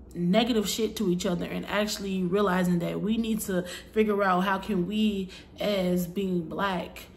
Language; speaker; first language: English; native; English